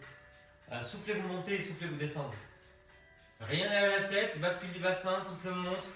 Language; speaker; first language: French; native; French